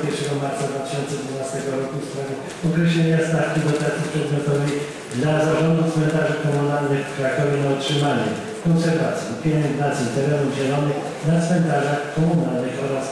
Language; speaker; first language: Polish; native; Polish